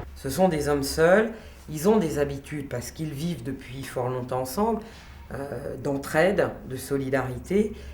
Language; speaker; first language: French; native; French